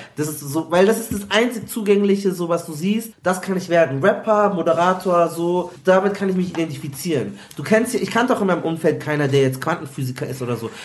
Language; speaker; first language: German; early bilingual, other home language; Igbo